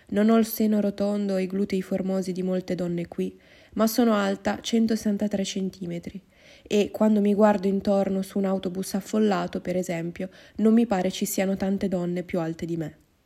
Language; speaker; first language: Italian; non-native, fluent; Japanese